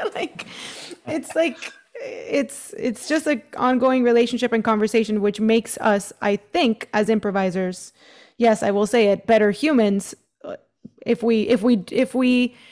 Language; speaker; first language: English; early bilingual, other home language; Spanish